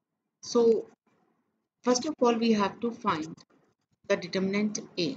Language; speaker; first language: English; non-native, local second language; Hindi